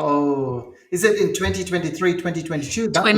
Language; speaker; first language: English; non-native, local second language; Telugu